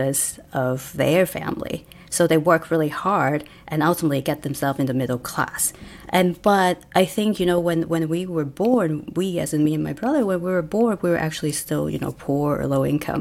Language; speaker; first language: English; non-native, local second language; Cantonese